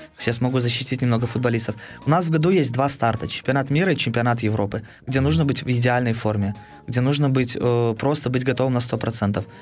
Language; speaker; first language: Russian; native; Russian